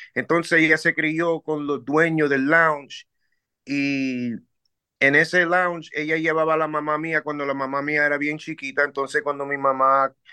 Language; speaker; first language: Spanish; early bilingual, heritage; Spanish